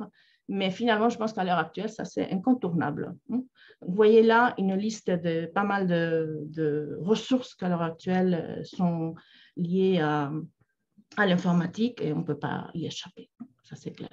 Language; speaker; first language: French; non-native, fluent; Spanish